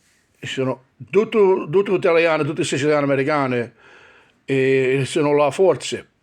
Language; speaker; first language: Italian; early bilingual, heritage; English